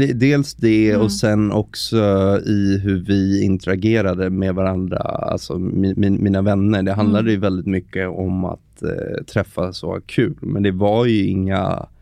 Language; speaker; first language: Swedish; native; Swedish